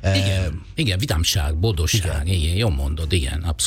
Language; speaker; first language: Hungarian; non-native, learner; Italian